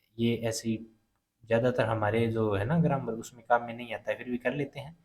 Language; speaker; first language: Hindi; native; Hindi